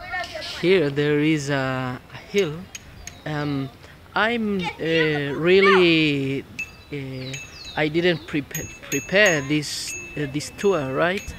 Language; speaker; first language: English; non-native, learner; Spanish